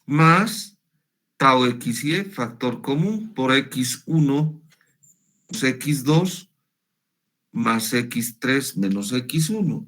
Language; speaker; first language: Spanish; native; Spanish